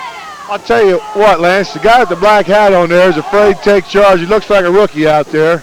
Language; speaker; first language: English; native; English